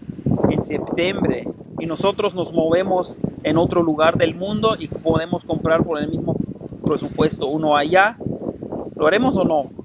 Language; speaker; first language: Spanish; non-native, fluent; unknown